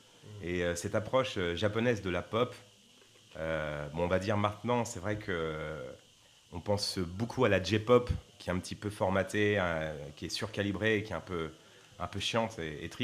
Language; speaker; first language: French; native; French